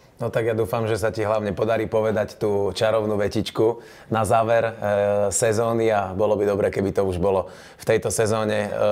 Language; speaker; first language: Slovak; native; Slovak